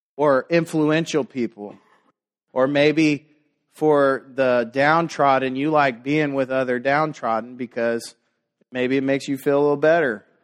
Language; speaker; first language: English; native; English